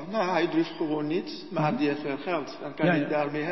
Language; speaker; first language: Dutch; non-native, learner; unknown